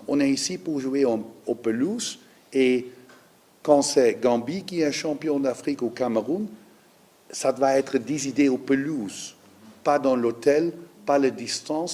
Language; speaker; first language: French; non-native, learner; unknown